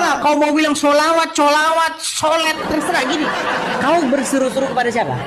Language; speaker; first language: Indonesian; native; Indonesian